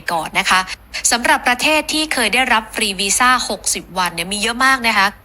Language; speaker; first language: Thai; native; Thai